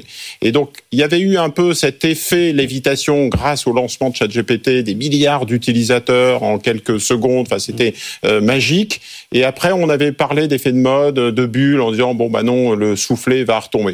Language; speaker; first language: French; native; French